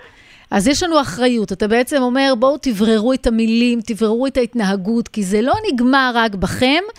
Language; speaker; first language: Hebrew; native; Hebrew